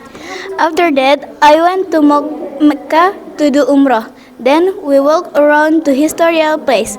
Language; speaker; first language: English; non-native, learner; Indonesian